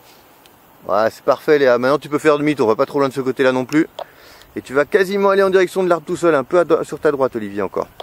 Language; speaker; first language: French; native; French